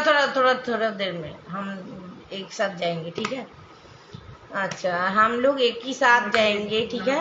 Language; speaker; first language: Hindi; non-native, local second language; Bangla